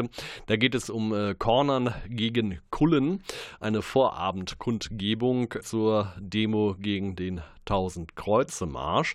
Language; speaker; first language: German; native; German